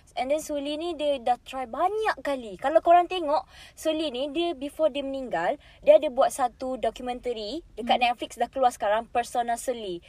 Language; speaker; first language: Malay; native; Malay